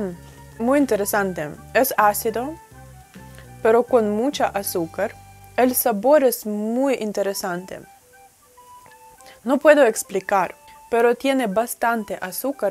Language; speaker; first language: Spanish; non-native, fluent; Russian